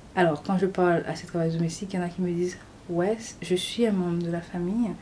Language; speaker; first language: French; non-native, local second language; Haitian Creole